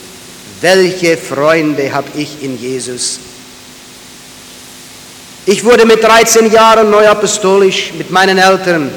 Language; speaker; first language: German; early bilingual, heritage; German